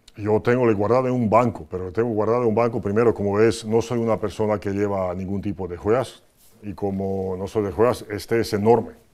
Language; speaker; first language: Spanish; non-native, fluent; Croatian